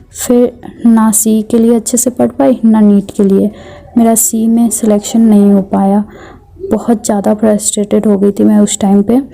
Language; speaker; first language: Hindi; native; Hindi